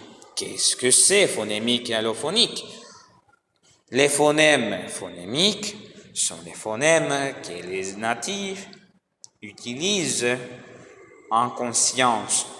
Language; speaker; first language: French; non-native, learner; Spanish